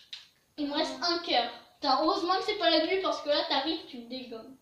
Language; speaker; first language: French; native; French